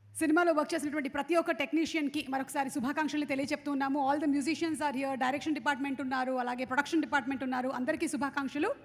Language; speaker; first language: Telugu; native; Telugu